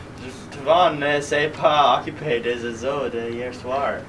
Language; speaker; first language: French; non-native, learner; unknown